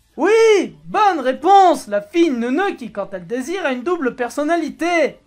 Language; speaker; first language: French; native; French